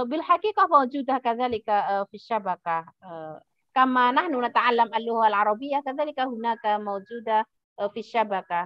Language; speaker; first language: Arabic; non-native, fluent; Indonesian